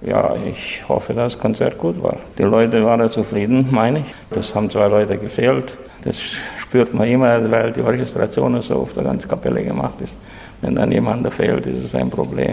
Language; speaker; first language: German; non-native, local second language; Romanian